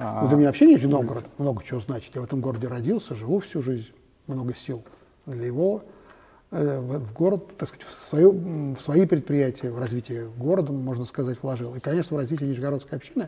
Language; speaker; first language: Russian; native; Russian